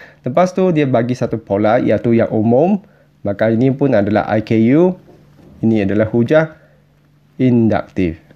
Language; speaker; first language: Malay; non-native, local second language; Chinese